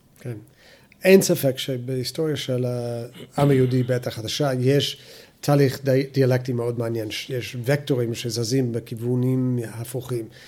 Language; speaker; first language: Hebrew; non-native, fluent; English